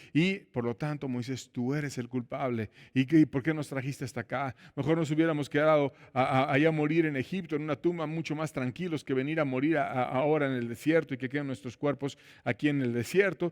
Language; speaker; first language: Spanish; native; Spanish